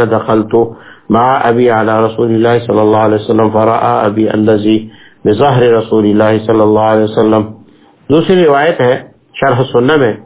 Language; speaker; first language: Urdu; non-native, local second language; Pashto